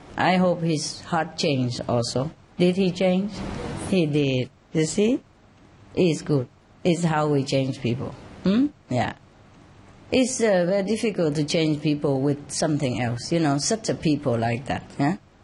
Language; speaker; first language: English; non-native, fluent; Vietnamese